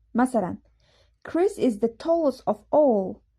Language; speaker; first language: English; non-native, fluent; Uzbek